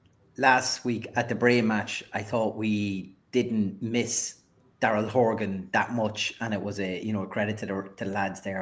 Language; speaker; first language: English; native; English